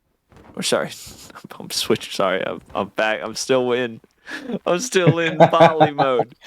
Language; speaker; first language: English; native; English